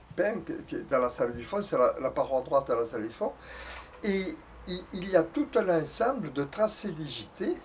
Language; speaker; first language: French; native; French